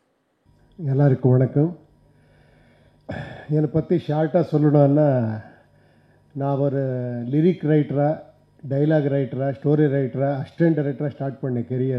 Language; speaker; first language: Tamil; non-native, local second language; Kannada